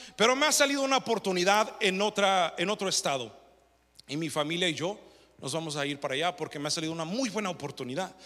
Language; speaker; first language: Spanish; early bilingual, heritage; Spanish